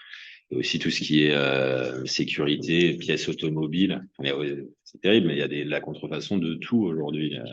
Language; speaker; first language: French; native; French